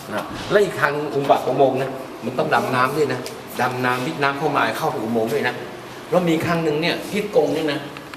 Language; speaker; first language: Thai; non-native, fluent; Vietnamese